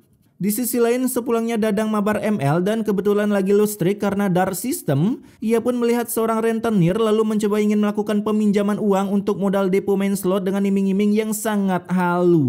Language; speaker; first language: Indonesian; native; Indonesian